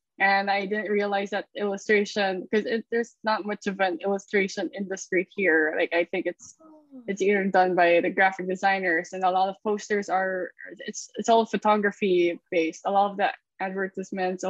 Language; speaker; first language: English; non-native, local second language; Filipino